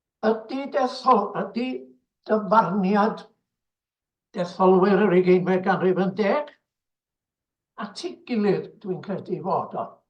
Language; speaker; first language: Welsh; native; Welsh